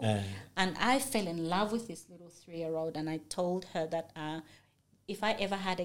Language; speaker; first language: English; non-native, local second language; Bemba